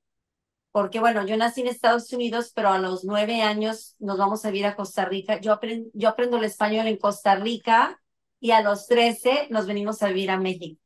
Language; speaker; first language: Spanish; native; Spanish